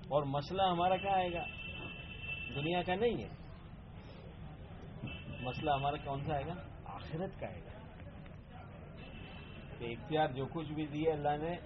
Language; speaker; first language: Urdu; native; Urdu